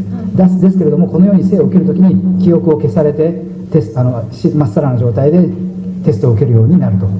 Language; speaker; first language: Japanese; native; Japanese